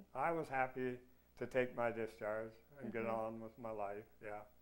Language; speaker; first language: English; native; English